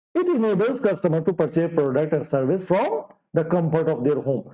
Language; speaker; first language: English; non-native, local second language; Punjabi